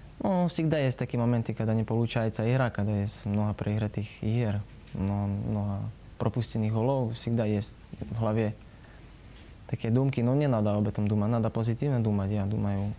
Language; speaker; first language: Russian; non-native, learner; Slovak